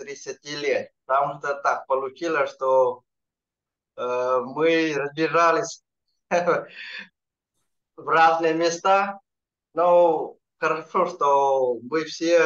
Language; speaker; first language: Russian; non-native, fluent; Vietnamese